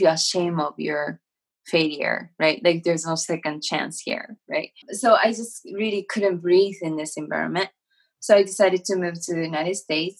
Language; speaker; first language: English; non-native, fluent; Japanese